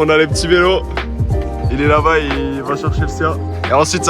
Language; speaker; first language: French; native; French